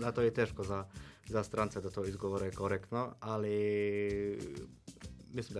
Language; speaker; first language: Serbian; non-native, fluent; Polish